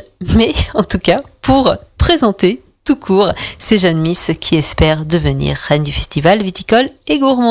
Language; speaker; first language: French; native; French